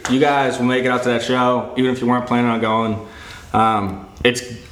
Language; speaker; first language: English; native; English